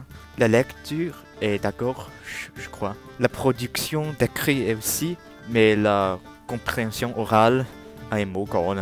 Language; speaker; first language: French; non-native, learner; Cantonese